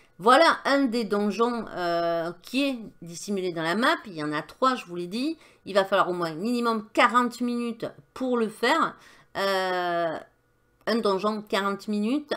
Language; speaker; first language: French; native; French